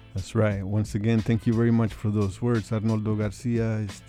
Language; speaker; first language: English; early bilingual, other home language; Spanish